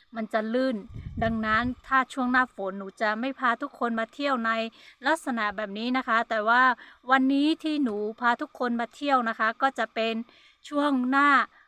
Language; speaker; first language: Thai; non-native, local second language; Hmong